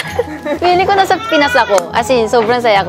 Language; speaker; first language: Filipino; non-native, fluent; Korean